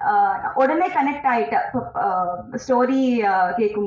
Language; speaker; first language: Tamil; non-native, learner; Telugu